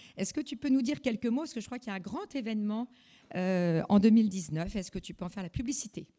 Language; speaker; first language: French; native; French